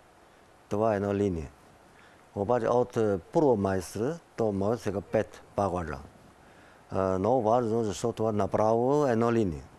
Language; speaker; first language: Bulgarian; non-native, learner; Chinese